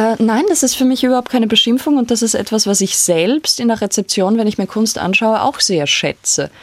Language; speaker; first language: German; native; German